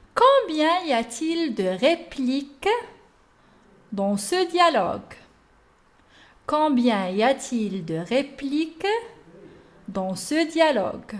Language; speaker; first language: French; non-native, local second language; Arabic